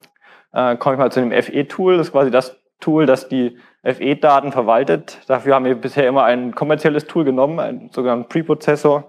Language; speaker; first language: German; native; German